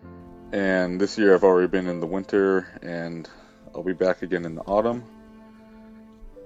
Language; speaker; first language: English; native; English